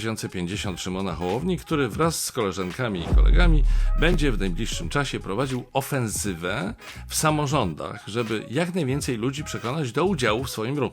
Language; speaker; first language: Polish; native; Polish